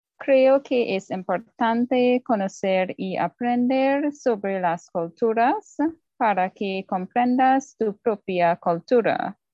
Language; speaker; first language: Spanish; non-native, learner; English